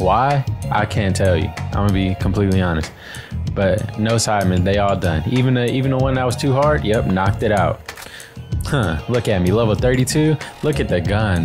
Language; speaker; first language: English; native; English